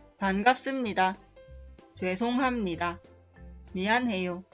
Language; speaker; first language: Korean; non-native, fluent; Spanish